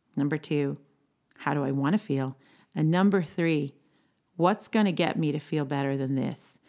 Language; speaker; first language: English; native; English